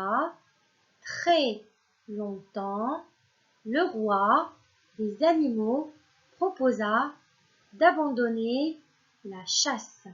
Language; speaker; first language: French; non-native, local second language; Arabic